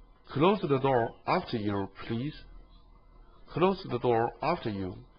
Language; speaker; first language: English; non-native, fluent; Chinese